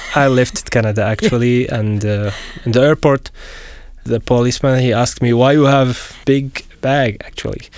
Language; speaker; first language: English; non-native, fluent; Arabic